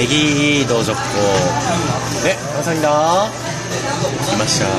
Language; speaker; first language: Korean; non-native, fluent; Japanese